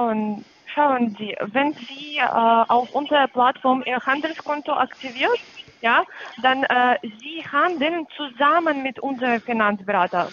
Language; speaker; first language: German; non-native, learner; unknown